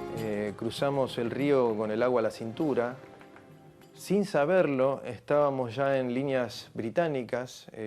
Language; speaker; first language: Spanish; native; Spanish